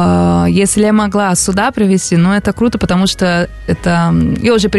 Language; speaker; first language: Russian; non-native, learner; Portuguese